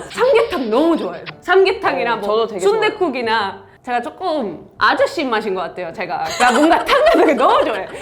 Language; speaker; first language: Korean; non-native, fluent; Italian